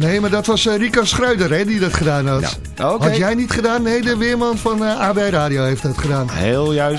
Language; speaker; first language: Dutch; native; Dutch